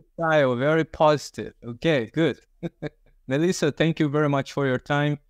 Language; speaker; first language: English; early bilingual, other home language; Portuguese